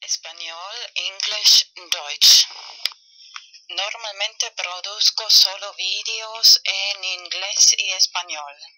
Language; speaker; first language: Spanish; non-native, fluent; German